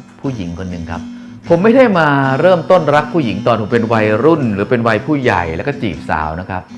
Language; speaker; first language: Thai; native; Thai